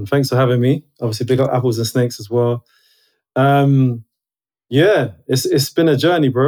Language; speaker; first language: English; native; English